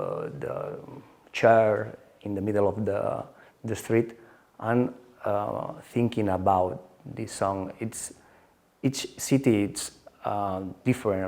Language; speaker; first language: English; non-native, learner; Spanish